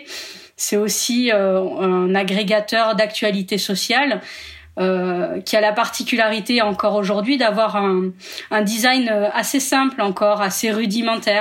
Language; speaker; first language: French; native; French